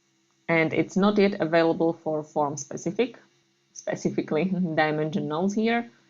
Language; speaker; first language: English; non-native, fluent; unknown